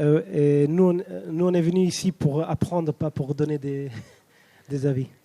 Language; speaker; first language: French; non-native, fluent; Romanian